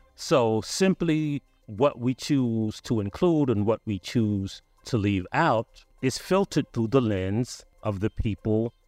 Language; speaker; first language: English; native; English